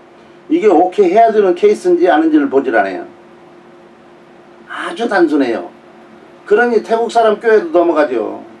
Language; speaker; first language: Korean; native; Korean